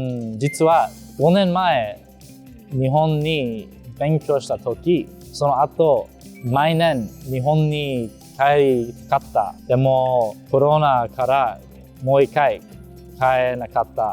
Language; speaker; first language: Japanese; non-native, learner; English